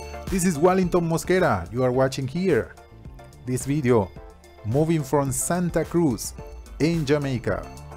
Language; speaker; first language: English; non-native, fluent; Spanish